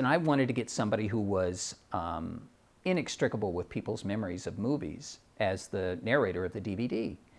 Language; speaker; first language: English; native; English